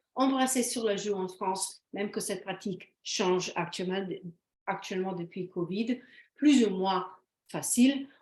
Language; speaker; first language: French; non-native, fluent; Slovenian